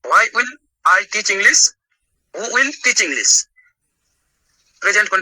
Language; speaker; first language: English; non-native, learner; Hindi